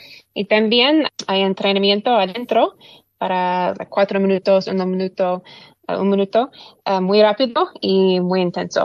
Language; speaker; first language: Spanish; non-native, learner; English